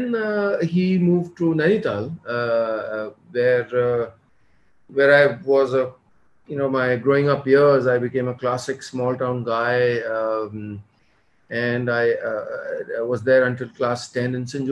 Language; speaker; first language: English; non-native, local second language; Hindi